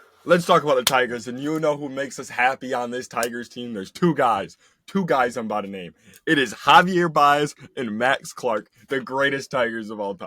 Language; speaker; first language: English; native; English